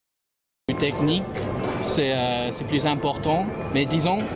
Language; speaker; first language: French; non-native, fluent; English